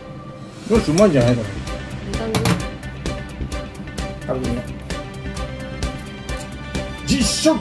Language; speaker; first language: Japanese; native; Japanese